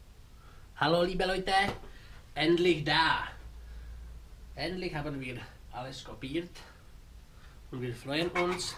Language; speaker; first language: German; non-native, learner; Czech